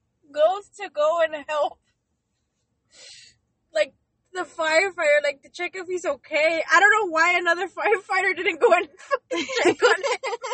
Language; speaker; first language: English; early bilingual, other home language; Spanish